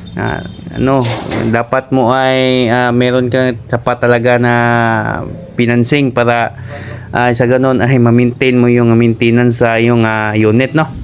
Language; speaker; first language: Filipino; non-native, local second language; Cebuano